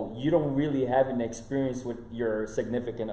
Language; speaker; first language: English; non-native, fluent; Portuguese